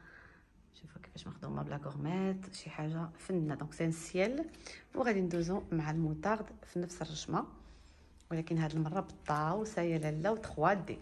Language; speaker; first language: Arabic; native; Arabic